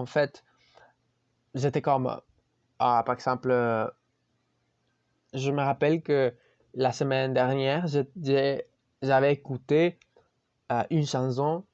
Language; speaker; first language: French; non-native, learner; Spanish